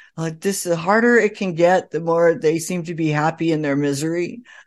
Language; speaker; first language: English; native; English